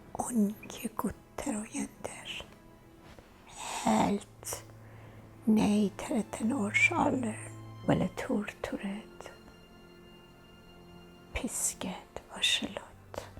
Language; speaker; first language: Norwegian; non-native, fluent; Persian